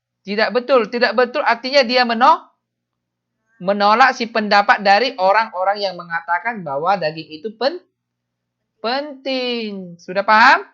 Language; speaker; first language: Indonesian; native; Indonesian